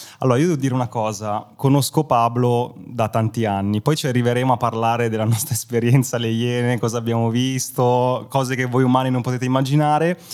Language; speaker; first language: Italian; native; Italian